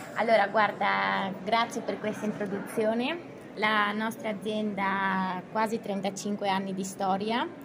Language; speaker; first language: Italian; native; Italian